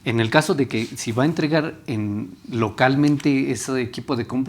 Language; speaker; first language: Spanish; native; Spanish